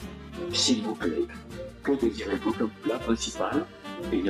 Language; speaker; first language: French; non-native, learner; Indonesian